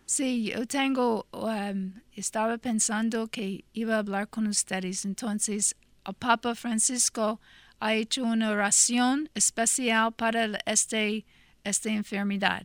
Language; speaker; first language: Spanish; non-native, fluent; English